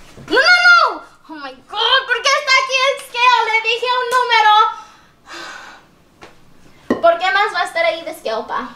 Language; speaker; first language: Spanish; early bilingual, heritage; Spanish